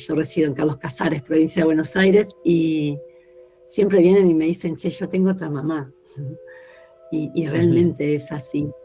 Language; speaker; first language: Spanish; native; Spanish